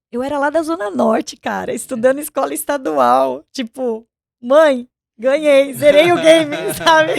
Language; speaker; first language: Portuguese; native; Portuguese